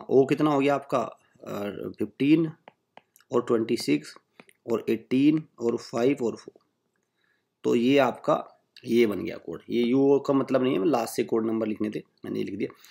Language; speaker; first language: Hindi; native; Hindi